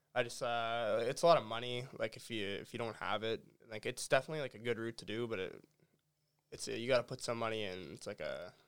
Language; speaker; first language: English; native; English